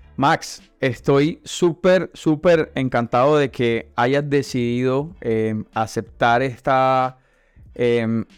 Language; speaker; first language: Spanish; native; Spanish